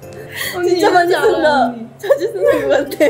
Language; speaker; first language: Korean; non-native, fluent; Japanese